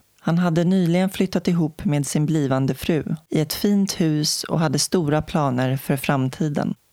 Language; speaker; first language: Swedish; native; Swedish